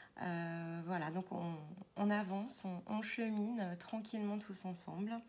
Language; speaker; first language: French; native; French